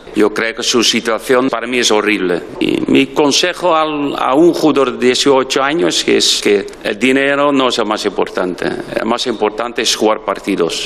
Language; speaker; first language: Spanish; non-native, fluent; Dutch